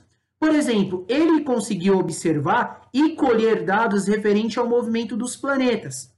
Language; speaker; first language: Portuguese; native; Portuguese